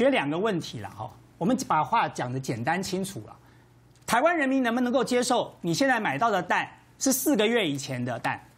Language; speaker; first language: Chinese; native; Chinese